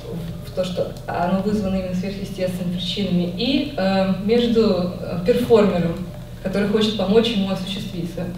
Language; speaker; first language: Russian; native; Russian